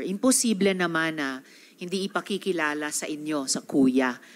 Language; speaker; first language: Filipino; native; Filipino